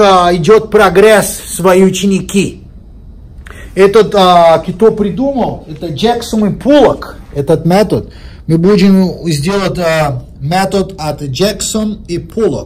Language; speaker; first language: Russian; non-native, learner; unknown